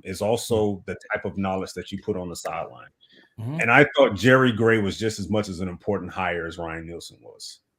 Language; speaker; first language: English; native; English